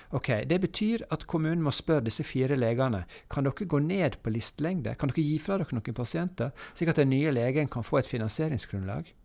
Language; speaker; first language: Norwegian; native; Norwegian